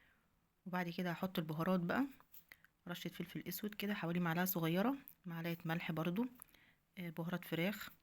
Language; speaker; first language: Arabic; native; Arabic